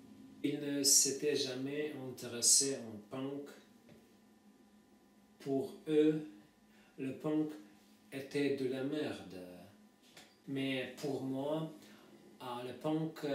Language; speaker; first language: French; non-native, fluent; Russian